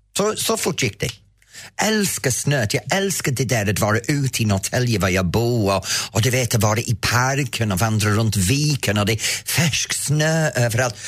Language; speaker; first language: Swedish; non-native, fluent; English